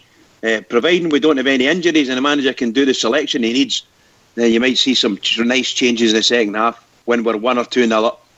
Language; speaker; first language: English; native; English